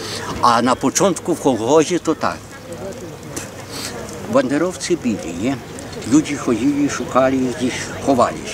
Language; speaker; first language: Polish; early bilingual, heritage; Polish